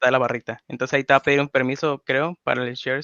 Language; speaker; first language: Spanish; native; Spanish